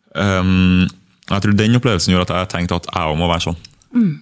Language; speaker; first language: Norwegian; early bilingual, other home language; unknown